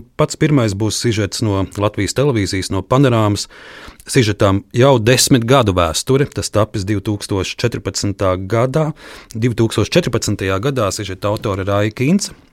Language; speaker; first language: Latvian; native; Latvian